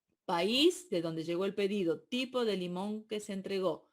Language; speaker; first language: Spanish; native; Spanish